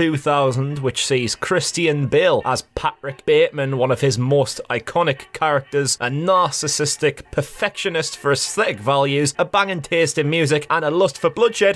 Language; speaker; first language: English; native; English